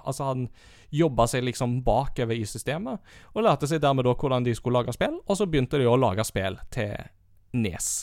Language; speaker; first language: Norwegian; early bilingual, heritage; Norwegian